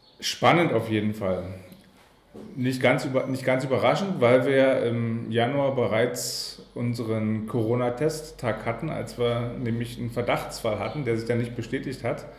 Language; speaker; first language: German; native; German